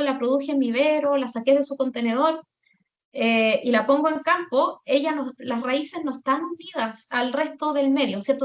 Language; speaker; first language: Spanish; native; Spanish